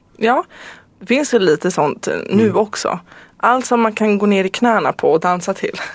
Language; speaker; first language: Swedish; native; Swedish